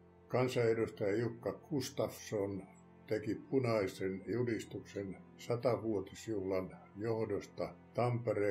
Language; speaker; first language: Finnish; native; Finnish